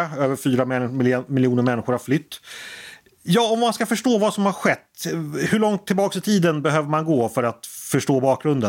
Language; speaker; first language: Swedish; native; Swedish